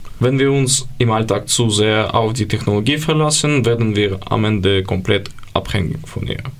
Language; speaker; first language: German; non-native, learner; Ukrainian